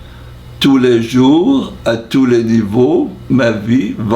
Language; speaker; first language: French; non-native, fluent; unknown